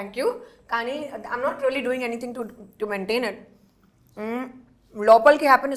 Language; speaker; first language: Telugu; non-native, local second language; Hindi